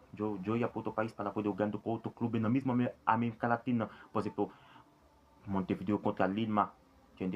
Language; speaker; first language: Spanish; non-native, learner; Haitian Creole